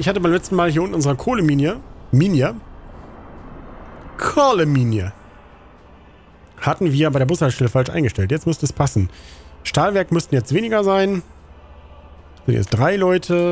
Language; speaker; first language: German; native; German